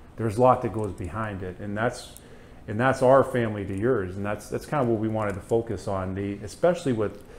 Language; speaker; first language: English; native; English